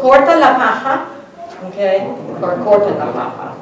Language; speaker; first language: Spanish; non-native, fluent; English